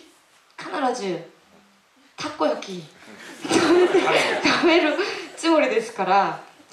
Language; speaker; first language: Japanese; non-native, learner; Korean